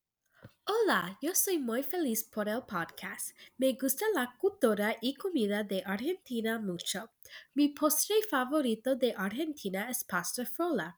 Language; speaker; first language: Spanish; non-native, learner; English